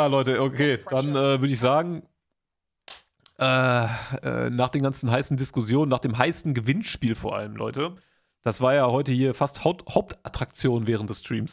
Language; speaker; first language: German; native; German